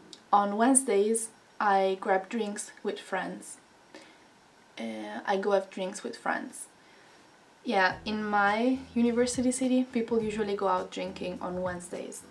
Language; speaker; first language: English; non-native, fluent; Italian